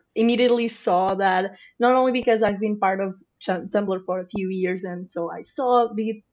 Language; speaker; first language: English; non-native, fluent; Portuguese